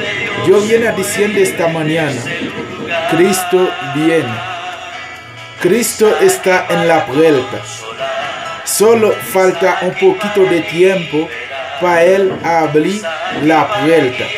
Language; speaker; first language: Spanish; non-native, learner; Haitian Creole